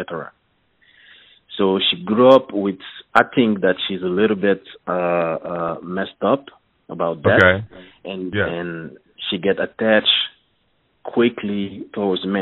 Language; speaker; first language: English; non-native, fluent; French